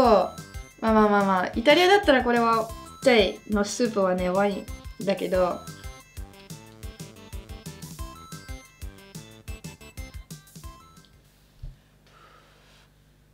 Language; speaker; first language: Japanese; non-native, fluent; Italian